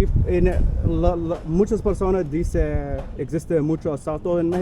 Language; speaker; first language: Spanish; non-native, learner; English